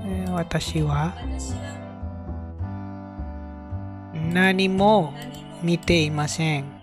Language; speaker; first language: Japanese; non-native, learner; Filipino